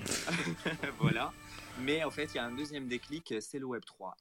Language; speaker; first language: French; non-native, local second language; Arabic